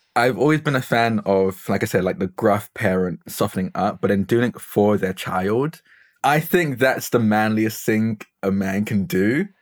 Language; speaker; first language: English; native; English